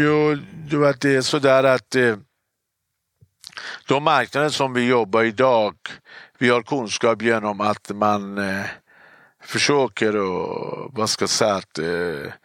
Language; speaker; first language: Swedish; non-native, fluent; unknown